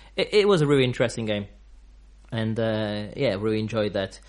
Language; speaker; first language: English; non-native, fluent; Portuguese